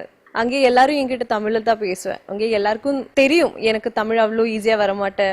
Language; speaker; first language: Tamil; non-native, learner; Malayalam